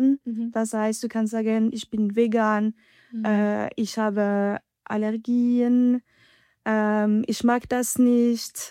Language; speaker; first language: German; non-native, fluent; French